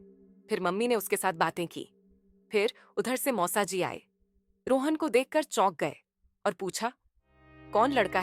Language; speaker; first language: Hindi; native; Hindi